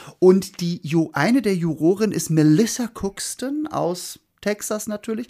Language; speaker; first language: German; native; German